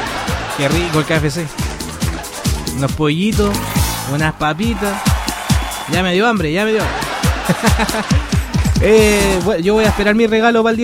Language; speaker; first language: Spanish; native; Spanish